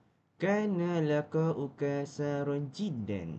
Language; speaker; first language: Arabic; non-native, learner; Malay